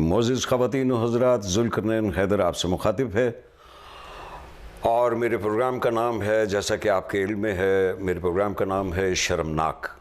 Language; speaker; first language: Urdu; non-native, local second language; Punjabi